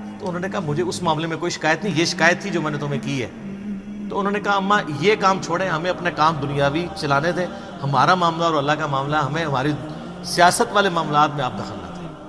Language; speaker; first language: Urdu; non-native, local second language; Punjabi